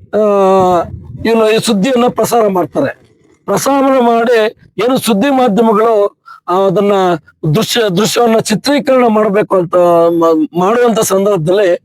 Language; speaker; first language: Kannada; native; Kannada